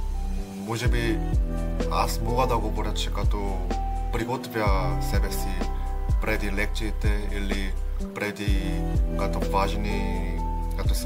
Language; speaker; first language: Bulgarian; non-native, learner; Korean